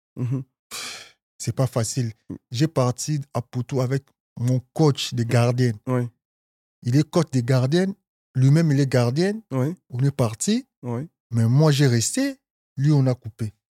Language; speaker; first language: French; non-native, local second language; Lingala